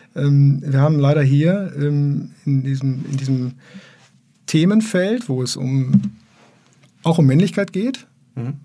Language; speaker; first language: German; native; German